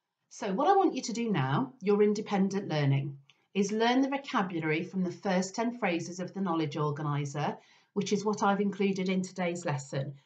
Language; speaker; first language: English; native; English